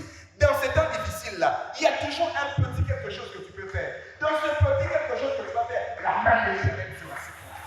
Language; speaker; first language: French; non-native, local second language; Lingala